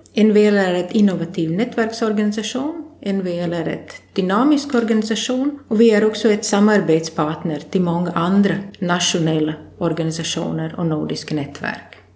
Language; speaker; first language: Swedish; non-native, fluent; Latvian